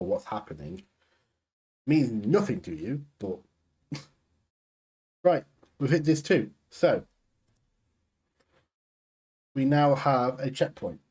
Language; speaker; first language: English; native; English